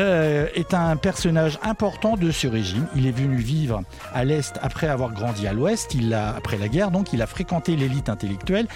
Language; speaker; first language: French; native; French